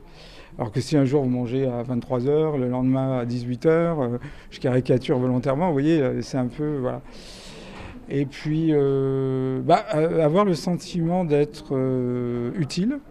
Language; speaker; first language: French; native; French